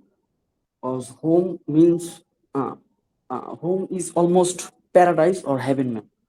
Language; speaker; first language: English; non-native, learner; Bangla